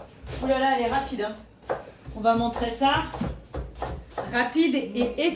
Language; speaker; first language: French; native; French